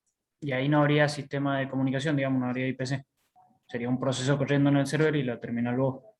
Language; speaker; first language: Spanish; native; Spanish